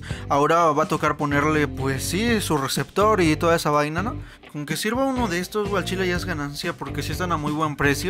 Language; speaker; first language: Spanish; native; Spanish